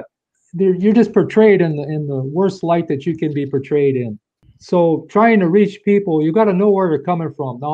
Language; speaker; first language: English; native; English